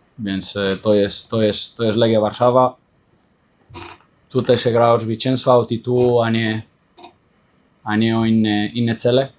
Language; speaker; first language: Polish; non-native, fluent; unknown